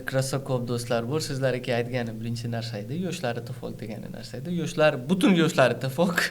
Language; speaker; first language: Uzbek; non-native, fluent; Urdu